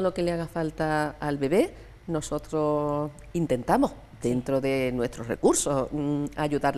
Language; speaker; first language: Spanish; native; Spanish